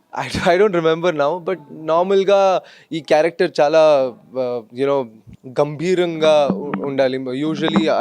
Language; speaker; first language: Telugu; non-native, fluent; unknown